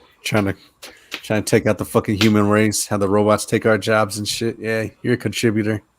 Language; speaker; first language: English; native; English